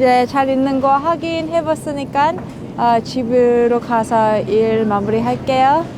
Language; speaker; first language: Korean; early bilingual, heritage; English